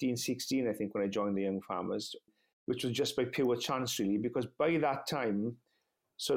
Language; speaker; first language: English; non-native, local second language; Welsh